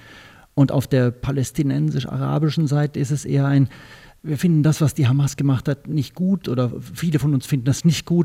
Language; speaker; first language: German; native; German